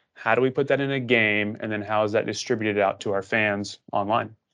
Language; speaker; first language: English; native; English